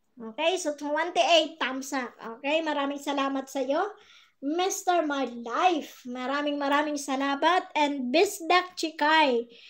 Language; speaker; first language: Filipino; non-native, local second language; Bikol